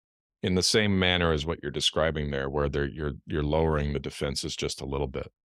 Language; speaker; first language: English; native; English